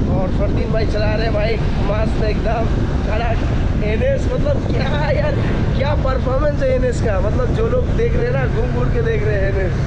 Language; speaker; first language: Hindi; non-native, local second language; Bangla